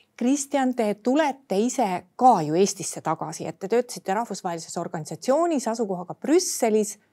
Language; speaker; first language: Estonian; native; Estonian